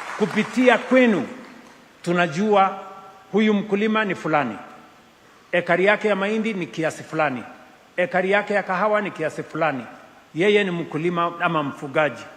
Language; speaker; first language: Swahili; non-native, local second language; Kalenjin